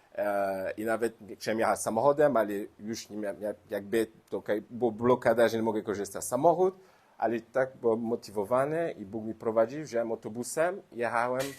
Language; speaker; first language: Polish; non-native, learner; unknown